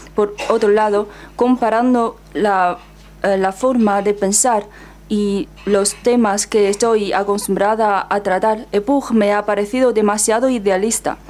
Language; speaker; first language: Spanish; non-native, fluent; Chinese